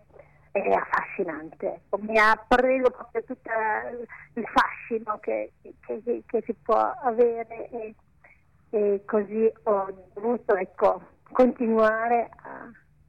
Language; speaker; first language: Italian; non-native, local second language; Ladin